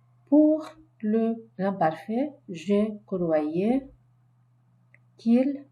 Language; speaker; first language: French; non-native, fluent; Arabic